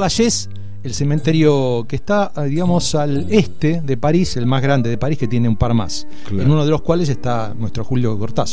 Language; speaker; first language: Spanish; native; Spanish